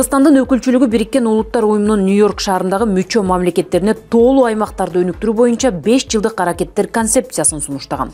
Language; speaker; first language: Kyrgyz; native; Kyrgyz